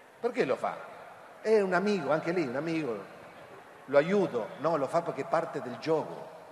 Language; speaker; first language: Italian; non-native, fluent; Spanish